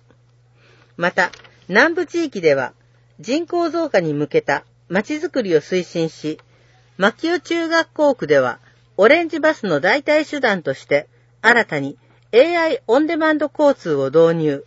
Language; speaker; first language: Japanese; native; Japanese